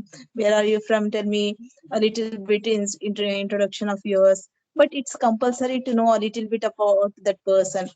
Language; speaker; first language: English; non-native, learner; Telugu